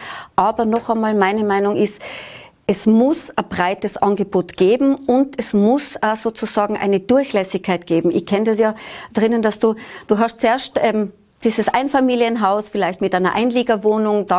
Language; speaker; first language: German; native; German